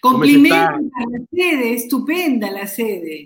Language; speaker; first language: Spanish; native; Spanish